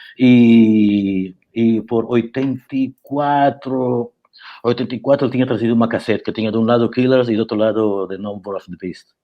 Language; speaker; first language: Portuguese; early bilingual, heritage; Portuguese